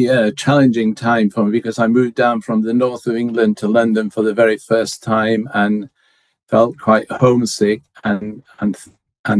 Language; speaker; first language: English; native; English